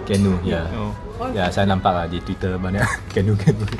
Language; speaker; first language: Indonesian; non-native, learner; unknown